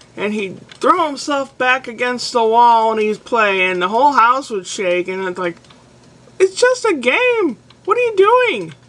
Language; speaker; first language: English; native; English